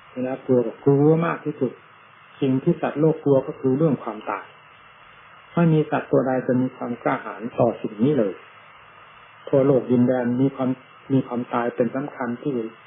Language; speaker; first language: Thai; native; Thai